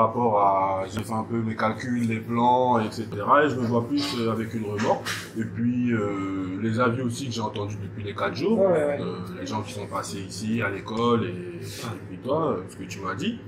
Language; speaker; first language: French; native; French